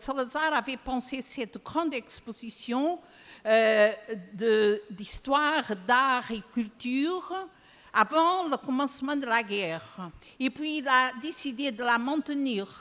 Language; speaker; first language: French; non-native, fluent; Portuguese